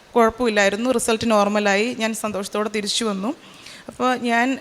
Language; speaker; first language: Malayalam; native; Malayalam